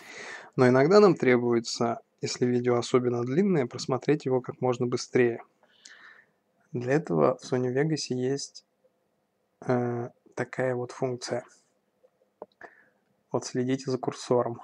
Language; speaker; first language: Russian; native; Russian